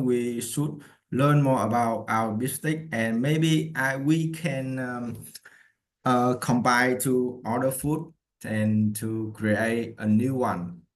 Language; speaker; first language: English; non-native, learner; Vietnamese